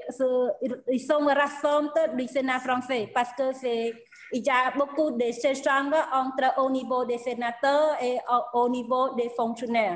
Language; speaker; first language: French; non-native, fluent; Khmer